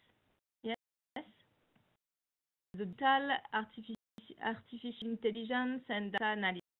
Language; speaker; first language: English; non-native, learner; French